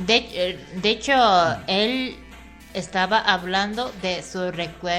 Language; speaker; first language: Spanish; non-native, fluent; Japanese